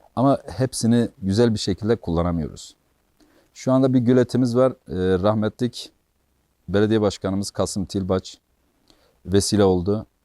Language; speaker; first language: Turkish; native; Turkish